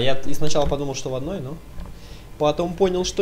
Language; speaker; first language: Russian; native; Russian